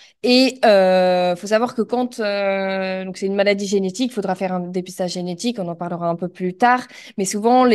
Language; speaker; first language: French; native; French